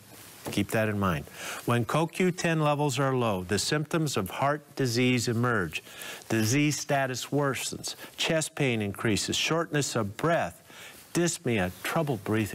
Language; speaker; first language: English; native; English